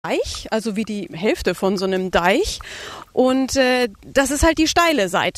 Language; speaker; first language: German; native; German